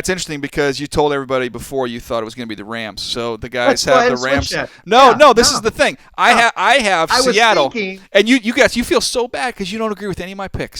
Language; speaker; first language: English; native; English